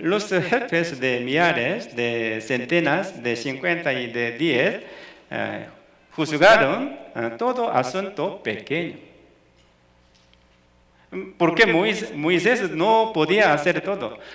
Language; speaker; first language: Spanish; non-native, fluent; Korean